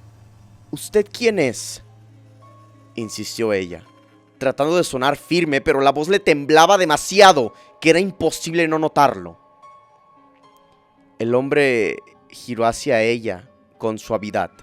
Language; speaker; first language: Spanish; native; Spanish